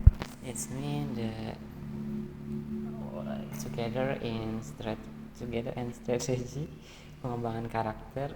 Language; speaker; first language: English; non-native, learner; Indonesian